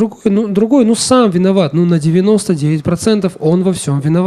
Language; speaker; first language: Russian; native; Russian